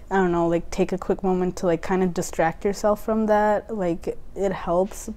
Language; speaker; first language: English; native; English